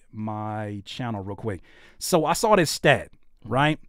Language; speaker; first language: English; native; English